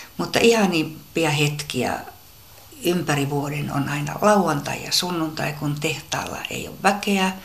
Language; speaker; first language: Finnish; native; Finnish